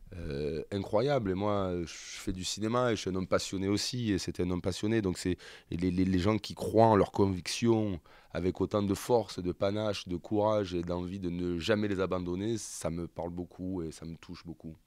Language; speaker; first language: French; native; French